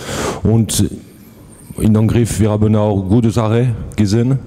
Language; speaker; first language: German; non-native, fluent; French